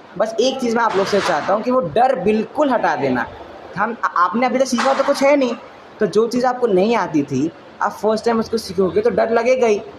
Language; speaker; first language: Hindi; native; Hindi